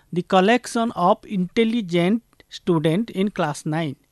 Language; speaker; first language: Hindi; native; Hindi